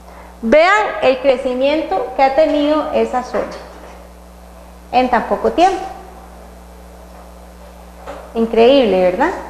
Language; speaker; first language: Spanish; native; Spanish